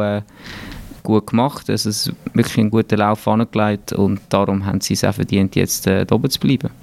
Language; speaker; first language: German; native; German